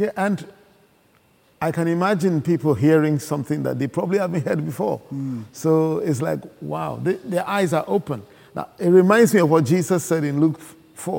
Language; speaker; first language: English; non-native, local second language; Akan